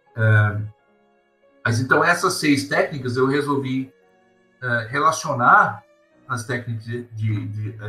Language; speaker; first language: Portuguese; non-native, fluent; English